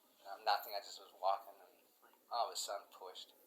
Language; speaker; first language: English; native; English